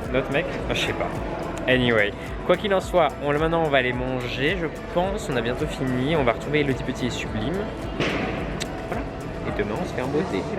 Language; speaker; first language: French; native; French